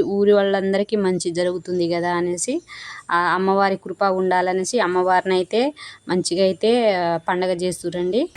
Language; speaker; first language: Telugu; non-native, local second language; Lambadi